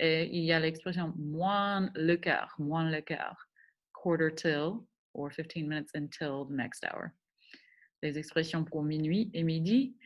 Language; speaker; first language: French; non-native, fluent; English